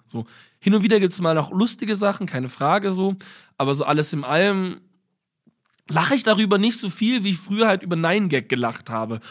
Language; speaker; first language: German; native; German